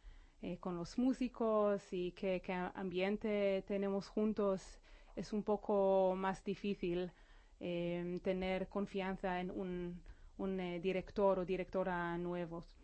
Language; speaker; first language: Spanish; non-native, fluent; Hebrew